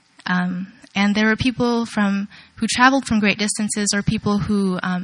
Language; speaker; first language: English; early bilingual, other home language; Chinese